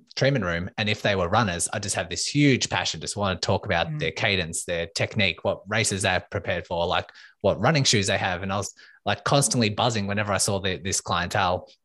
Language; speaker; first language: English; native; English